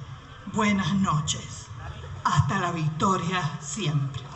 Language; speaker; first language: Spanish; native; Spanish